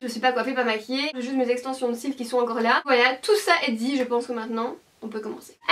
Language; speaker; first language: French; native; French